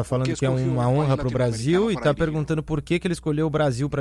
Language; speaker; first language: Portuguese; native; Portuguese